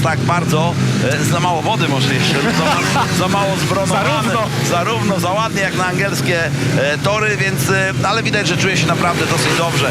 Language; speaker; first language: Polish; native; Polish